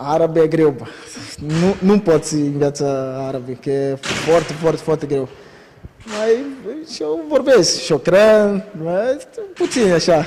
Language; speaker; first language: Romanian; non-native, learner; Portuguese